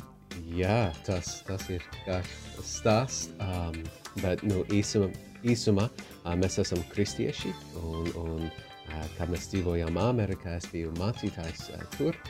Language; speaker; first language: Latvian; non-native, fluent; English